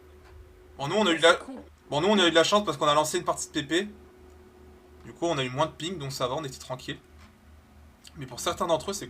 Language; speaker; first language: French; native; French